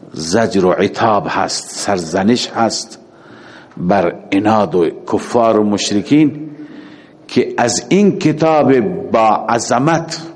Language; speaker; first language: Persian; native; Persian